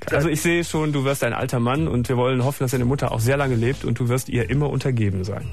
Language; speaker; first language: German; native; German